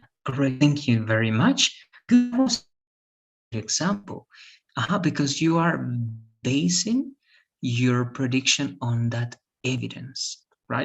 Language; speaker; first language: English; non-native, fluent; Spanish